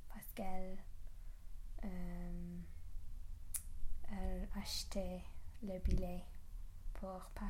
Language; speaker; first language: French; non-native, learner; English